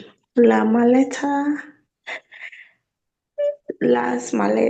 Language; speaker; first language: Spanish; non-native, learner; English